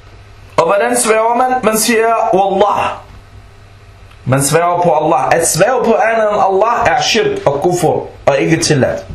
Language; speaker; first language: Danish; early bilingual, other home language; Arabic